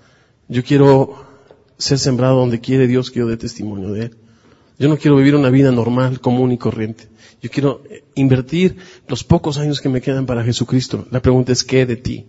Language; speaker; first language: Spanish; native; Spanish